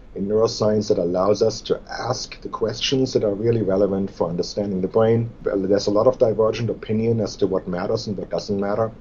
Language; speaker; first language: English; non-native, fluent; German